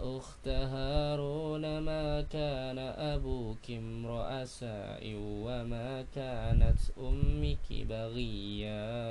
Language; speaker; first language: Arabic; non-native, fluent; Indonesian